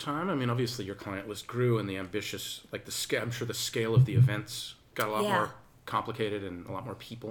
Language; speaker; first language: English; native; English